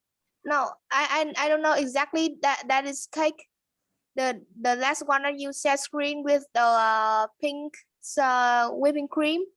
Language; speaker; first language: English; non-native, learner; Vietnamese